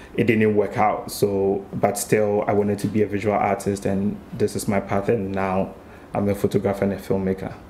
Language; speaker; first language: English; non-native, local second language; Akan